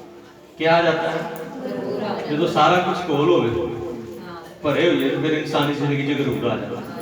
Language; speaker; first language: Urdu; native; Urdu